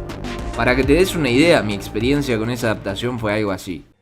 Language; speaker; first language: Spanish; native; Spanish